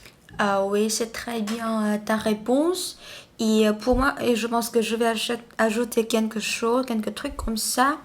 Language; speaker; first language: French; non-native, learner; Vietnamese